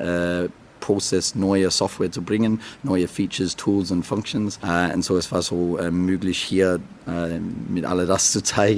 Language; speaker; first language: German; non-native, learner; English